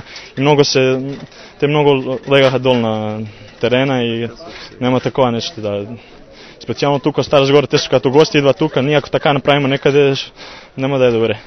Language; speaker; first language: Bulgarian; non-native, learner; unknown